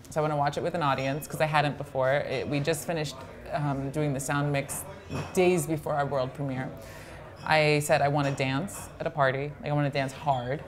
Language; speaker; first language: English; native; English